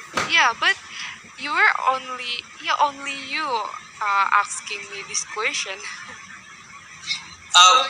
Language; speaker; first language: English; non-native, learner; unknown